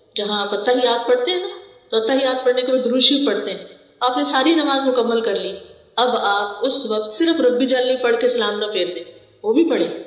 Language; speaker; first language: Urdu; native; Urdu